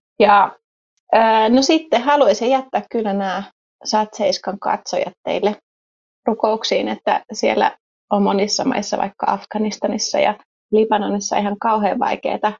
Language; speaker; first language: Finnish; native; Finnish